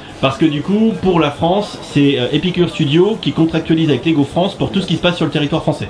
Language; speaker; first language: French; native; French